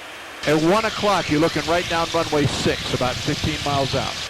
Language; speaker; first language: English; native; English